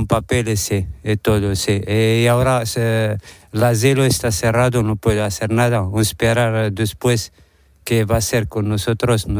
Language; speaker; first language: Spanish; non-native, learner; Arabic